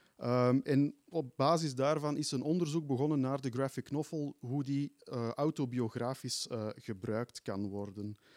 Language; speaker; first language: Dutch; native; Dutch